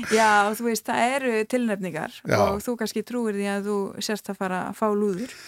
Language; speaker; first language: Icelandic; native; Icelandic